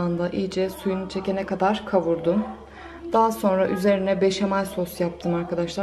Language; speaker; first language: Turkish; native; Turkish